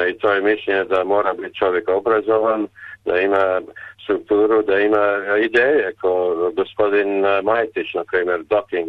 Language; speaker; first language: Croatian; early bilingual, heritage; Croatian